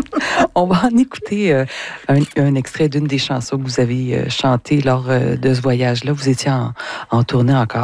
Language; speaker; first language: French; native; French